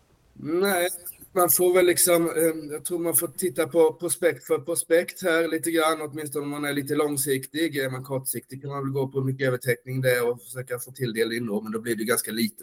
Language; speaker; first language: Swedish; native; Swedish